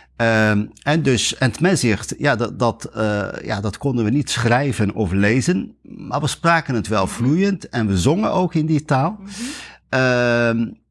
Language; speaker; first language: Dutch; early bilingual, other home language; Riffian